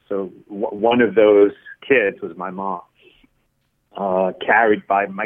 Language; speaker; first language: English; early bilingual, other home language; Spanish